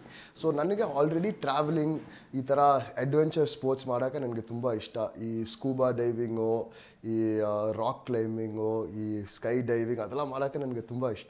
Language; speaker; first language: Kannada; non-native, local second language; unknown